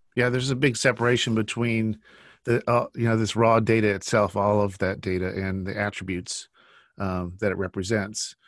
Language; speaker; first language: English; native; English